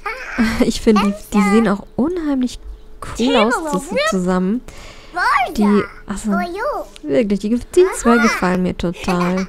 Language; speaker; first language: German; native; German